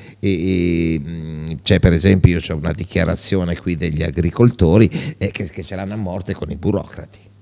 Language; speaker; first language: Italian; native; Italian